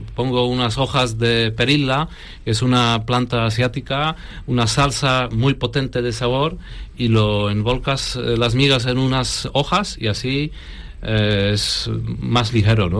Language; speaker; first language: Spanish; non-native, fluent; Polish